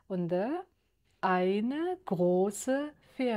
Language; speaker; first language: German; non-native, fluent; Uzbek